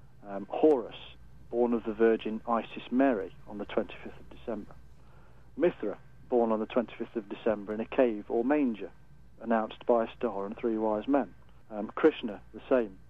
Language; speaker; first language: English; native; English